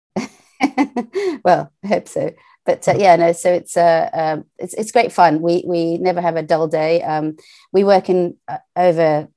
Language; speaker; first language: English; native; English